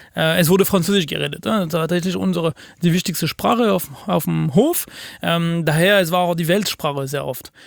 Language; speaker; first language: German; non-native, fluent; French